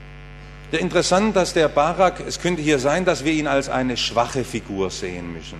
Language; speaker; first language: German; native; German